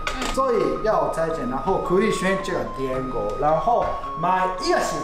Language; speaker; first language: Chinese; non-native, fluent; Japanese